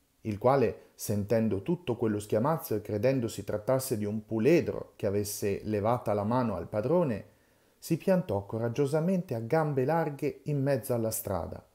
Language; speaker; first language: Italian; native; Italian